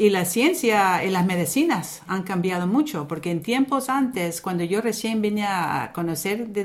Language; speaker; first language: Spanish; early bilingual, other home language; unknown